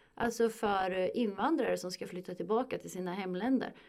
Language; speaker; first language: Swedish; native; Swedish